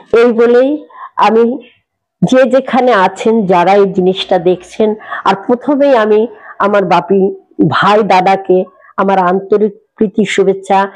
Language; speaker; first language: Bangla; native; Bangla